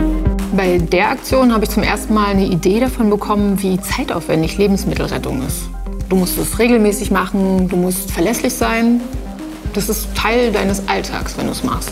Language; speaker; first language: German; native; German